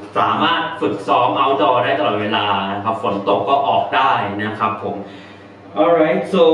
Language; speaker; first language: Thai; native; Thai